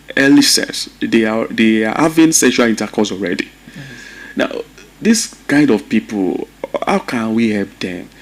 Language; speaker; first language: English; non-native, local second language; Yoruba